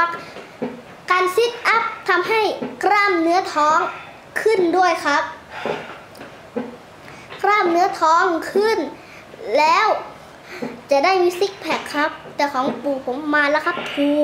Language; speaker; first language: Thai; native; Thai